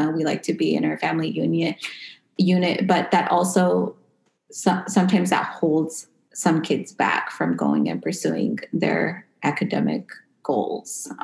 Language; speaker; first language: English; early bilingual, other home language; Spanish